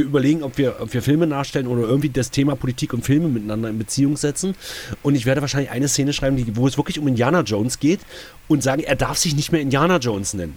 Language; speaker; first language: German; native; German